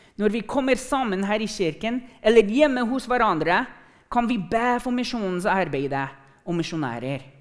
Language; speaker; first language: Norwegian; non-native, fluent; English